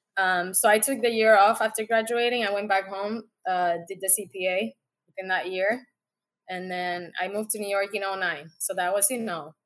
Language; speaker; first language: English; non-native, fluent; Spanish